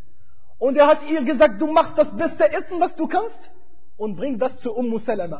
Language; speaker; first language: German; non-native, fluent; Arabic